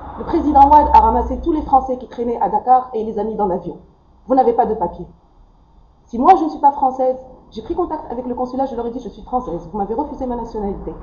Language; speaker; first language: French; non-native, local second language; Arabic